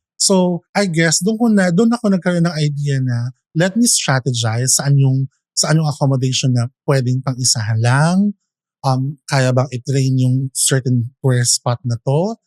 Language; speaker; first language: Filipino; native; Filipino